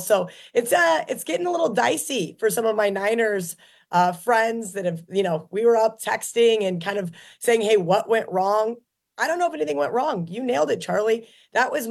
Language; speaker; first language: English; native; English